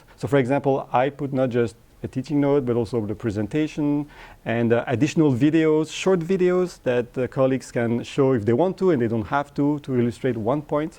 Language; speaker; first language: English; non-native, fluent; French